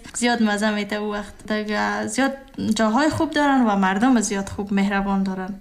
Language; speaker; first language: Persian; native; Persian